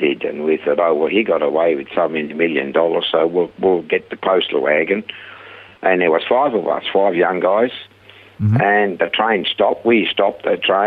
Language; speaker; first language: English; non-native, fluent; Swiss German